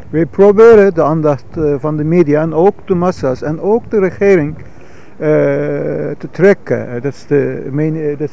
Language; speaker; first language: Dutch; non-native, fluent; Turkish